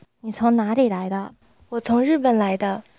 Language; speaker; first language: Chinese; non-native, learner; Japanese